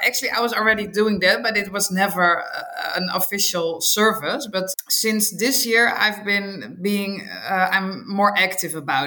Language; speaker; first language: English; non-native, fluent; Dutch